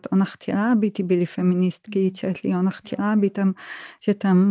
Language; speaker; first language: Czech; non-native, fluent; Hebrew